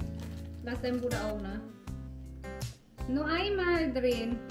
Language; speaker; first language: German; non-native, fluent; Filipino